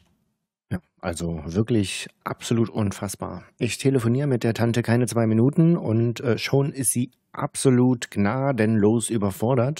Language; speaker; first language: German; native; German